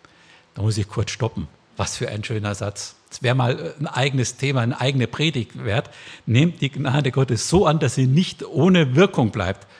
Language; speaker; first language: German; native; German